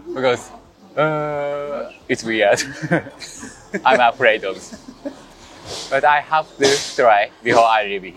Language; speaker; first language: English; non-native, learner; Japanese